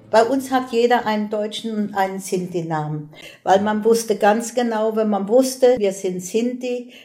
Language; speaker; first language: German; non-native, local second language; Romany